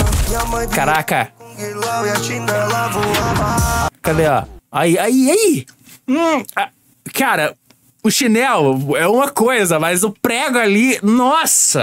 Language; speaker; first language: Portuguese; native; Portuguese